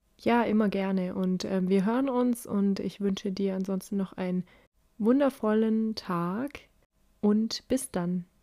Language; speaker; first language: German; native; German